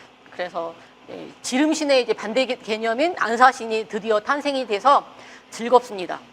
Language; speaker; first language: Korean; native; Korean